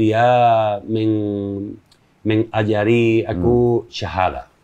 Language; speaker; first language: Indonesian; non-native, learner; Spanish